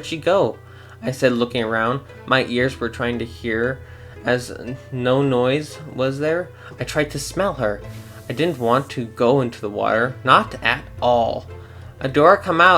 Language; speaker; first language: English; native; English